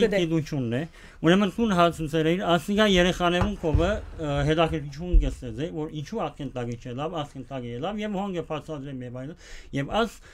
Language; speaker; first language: Armenian; early bilingual, heritage; Armenian